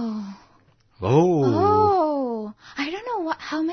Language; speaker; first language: English; non-native, fluent; Japanese